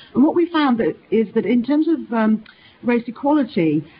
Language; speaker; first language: English; native; English